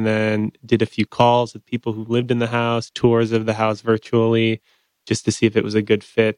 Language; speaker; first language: English; native; English